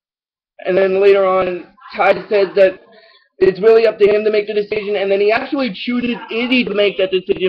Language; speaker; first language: English; native; English